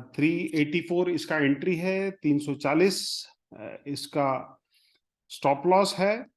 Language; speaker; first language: Hindi; non-native, local second language; Marathi